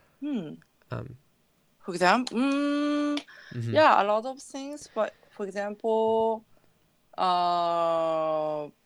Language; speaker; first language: English; non-native, learner; Japanese